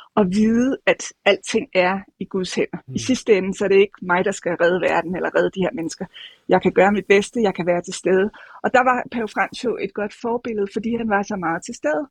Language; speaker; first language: Danish; native; Danish